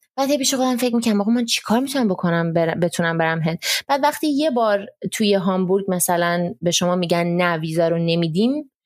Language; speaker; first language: Persian; early bilingual, heritage; Persian